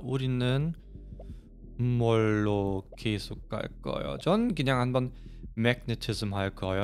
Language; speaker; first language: Korean; non-native, fluent; German